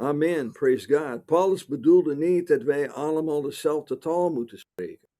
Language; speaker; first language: Dutch; non-native, fluent; English